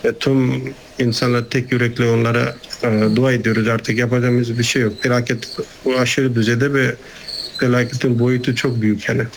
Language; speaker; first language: Turkish; non-native, fluent; Nepali